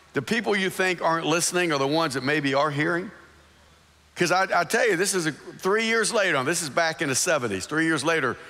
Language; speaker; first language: English; native; English